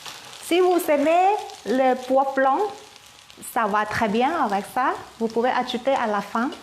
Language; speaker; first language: French; non-native, fluent; Thai